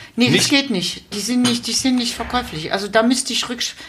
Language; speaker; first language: German; native; German